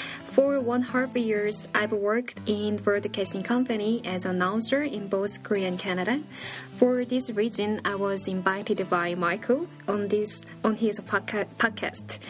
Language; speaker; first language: English; non-native, fluent; Korean